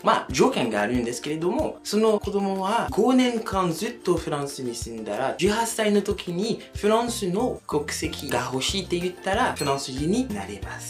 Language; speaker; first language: Japanese; non-native, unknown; French